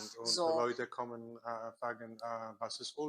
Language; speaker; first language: German; non-native, learner; Korean